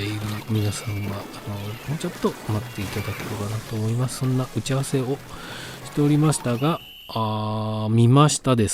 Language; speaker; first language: Japanese; native; Japanese